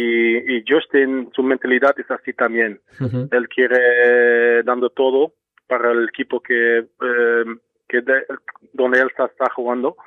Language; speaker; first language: Spanish; non-native, fluent; Dutch